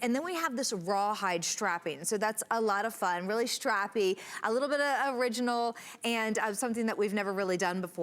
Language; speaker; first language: English; native; English